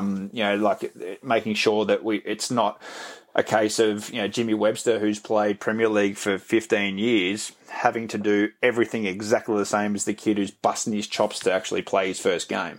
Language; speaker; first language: English; native; English